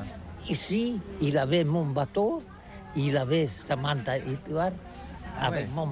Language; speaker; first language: French; non-native, learner; Catalan